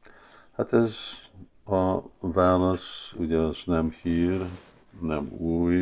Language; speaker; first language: Hungarian; early bilingual, heritage; Hungarian